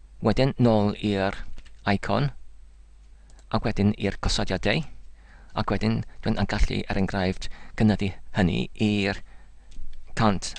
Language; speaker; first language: Welsh; non-native, learner; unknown